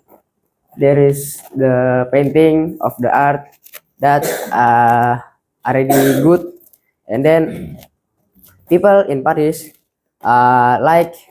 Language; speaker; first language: English; non-native, learner; Indonesian